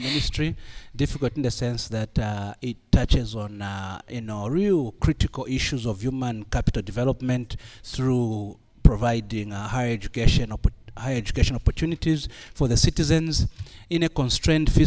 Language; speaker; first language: English; non-native, local second language; Bemba